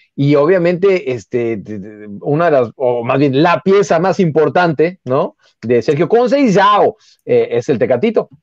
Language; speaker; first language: Spanish; native; Spanish